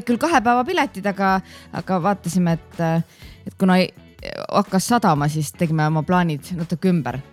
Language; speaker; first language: Estonian; native; Estonian